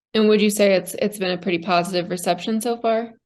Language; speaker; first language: English; native; English